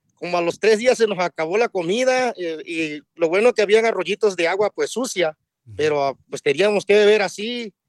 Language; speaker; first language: Spanish; native; Spanish